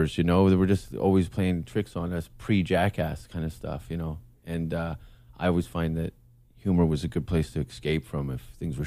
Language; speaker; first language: English; native; English